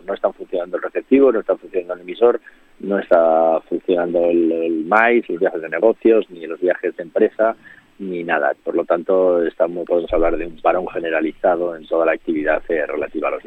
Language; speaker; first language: Spanish; native; Spanish